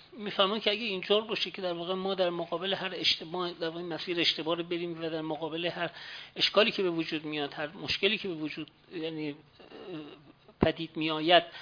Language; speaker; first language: Persian; native; Persian